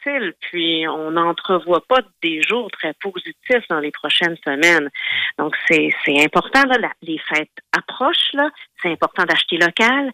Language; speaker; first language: French; native; French